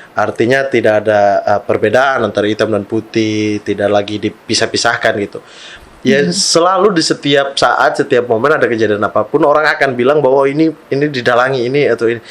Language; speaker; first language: Indonesian; native; Indonesian